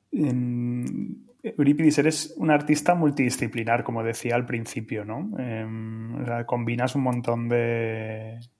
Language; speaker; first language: Spanish; native; Spanish